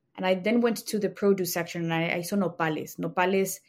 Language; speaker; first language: English; non-native, fluent; Spanish